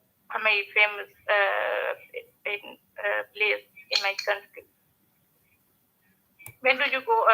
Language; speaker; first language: English; non-native, learner; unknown